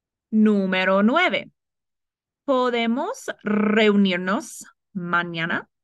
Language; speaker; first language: Spanish; non-native, fluent; English